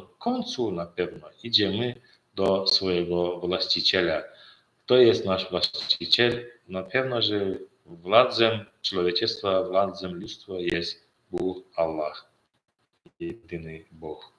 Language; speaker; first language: Polish; non-native, learner; Turkmen